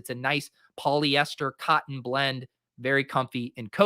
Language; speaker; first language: English; native; English